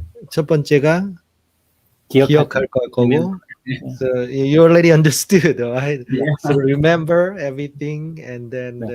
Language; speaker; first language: English; non-native, fluent; Korean